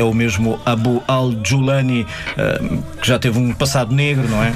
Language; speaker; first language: Portuguese; native; Portuguese